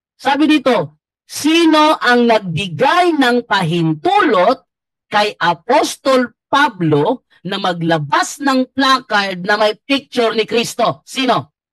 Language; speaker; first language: Filipino; native; Filipino